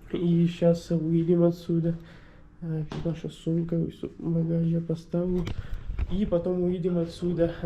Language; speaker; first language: Russian; non-native, learner; Kyrgyz